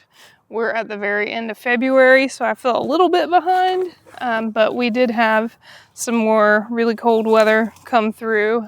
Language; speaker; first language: English; native; English